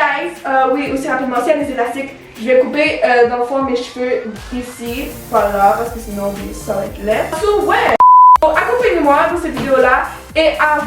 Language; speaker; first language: French; early bilingual, other home language; Spanish